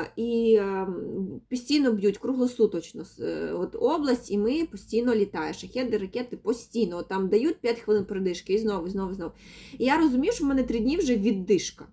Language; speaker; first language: Ukrainian; non-native, local second language; Russian